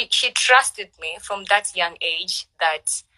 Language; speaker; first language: English; non-native, local second language; Swahili